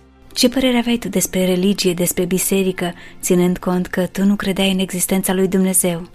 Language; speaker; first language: Romanian; native; Romanian